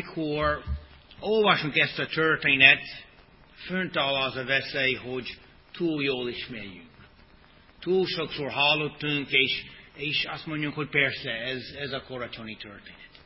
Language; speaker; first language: Hungarian; non-native, fluent; English